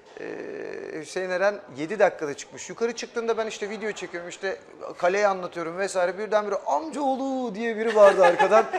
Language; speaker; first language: Turkish; early bilingual, heritage; German